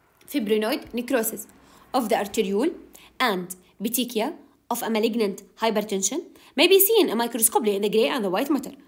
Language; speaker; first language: English; non-native, fluent; Arabic